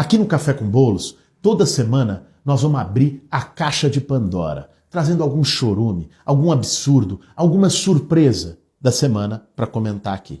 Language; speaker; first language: Portuguese; native; Portuguese